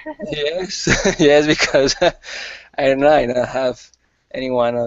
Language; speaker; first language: English; non-native, learner; Spanish